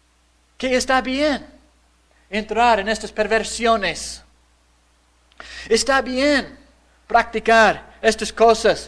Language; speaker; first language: Spanish; non-native, fluent; English